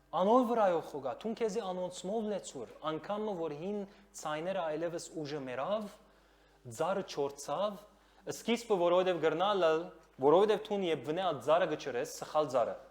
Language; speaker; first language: Armenian; early bilingual, heritage; Armenian